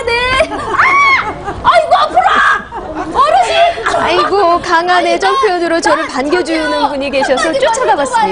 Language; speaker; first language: Korean; native; Korean